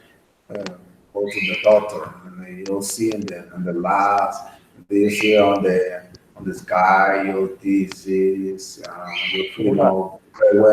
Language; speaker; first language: English; non-native, learner; Spanish